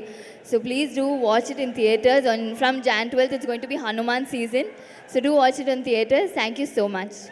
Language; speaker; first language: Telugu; non-native, local second language; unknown